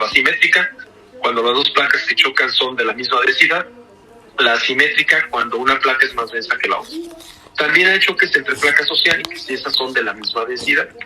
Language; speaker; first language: Spanish; native; Spanish